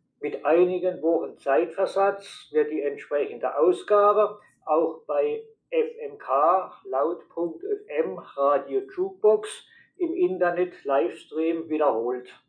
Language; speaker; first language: German; native; German